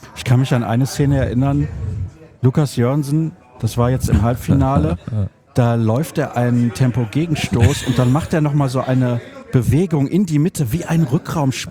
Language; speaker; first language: German; native; German